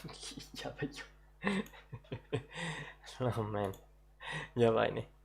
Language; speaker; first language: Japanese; non-native, learner; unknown